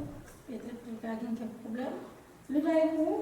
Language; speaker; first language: Portuguese; non-native, learner; Haitian Creole